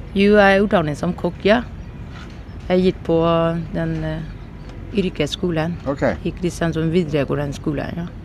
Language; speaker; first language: Norwegian; non-native, learner; Burmese